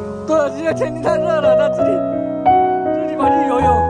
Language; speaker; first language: Chinese; native; Chinese